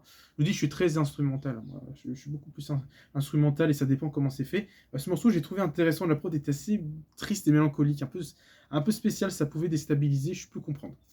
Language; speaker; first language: French; native; French